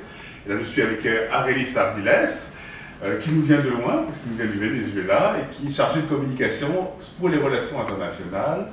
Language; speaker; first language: French; native; French